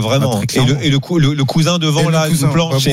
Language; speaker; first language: French; native; French